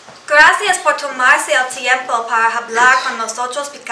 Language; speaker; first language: Spanish; non-native, learner; English